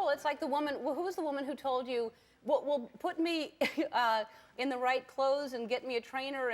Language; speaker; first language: English; native; English